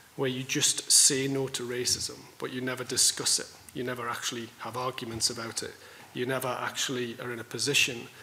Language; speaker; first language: English; native; English